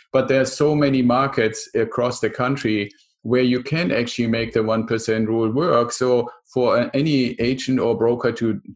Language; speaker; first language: English; non-native, fluent; German